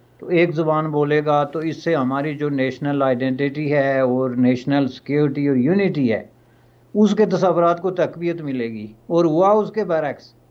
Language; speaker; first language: Urdu; non-native, local second language; Pahari-Potwari